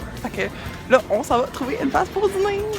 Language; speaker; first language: French; native; French